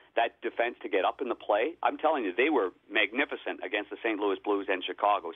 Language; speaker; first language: English; native; English